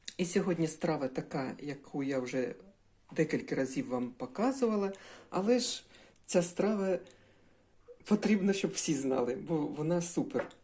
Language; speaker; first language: Ukrainian; non-native, local second language; Russian